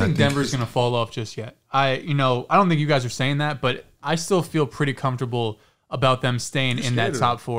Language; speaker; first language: English; native; English